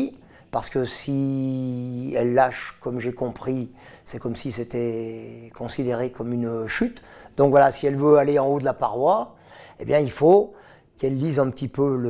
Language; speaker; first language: French; native; French